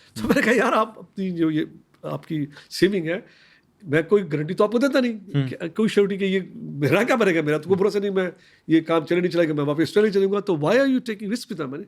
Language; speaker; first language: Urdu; native; Urdu